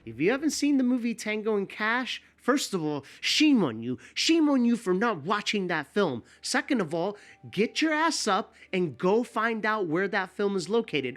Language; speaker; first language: English; native; English